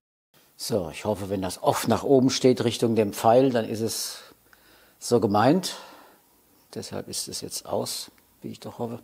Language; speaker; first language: German; native; German